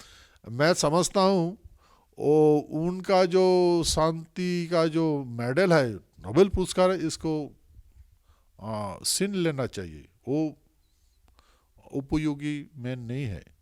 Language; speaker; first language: Hindi; non-native, local second language; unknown